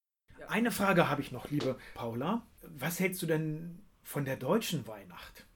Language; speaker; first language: German; native; German